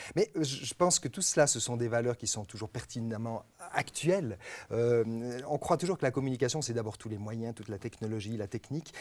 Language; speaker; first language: French; native; French